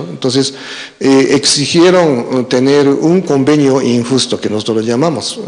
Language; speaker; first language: Spanish; non-native, fluent; Japanese